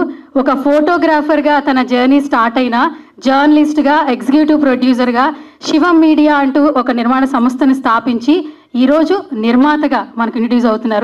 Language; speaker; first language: Telugu; native; Telugu